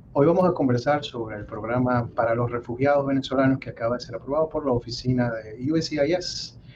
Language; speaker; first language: Spanish; native; Spanish